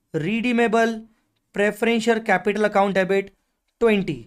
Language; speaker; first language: Hindi; native; Hindi